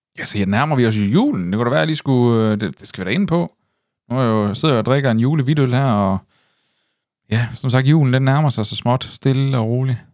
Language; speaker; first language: Danish; native; Danish